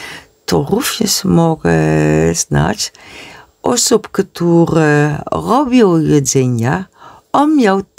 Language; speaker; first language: Polish; non-native, learner; Dutch